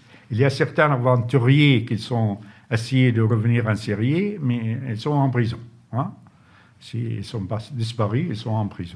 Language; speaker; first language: French; non-native, fluent; Arabic